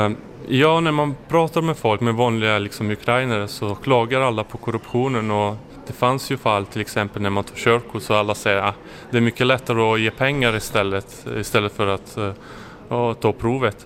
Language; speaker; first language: Swedish; non-native, fluent; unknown